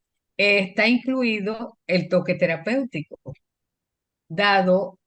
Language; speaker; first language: Spanish; native; Spanish